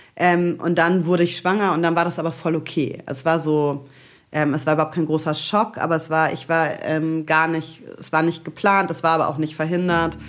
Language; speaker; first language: German; native; German